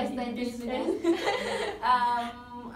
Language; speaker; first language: English; non-native, local second language; Malay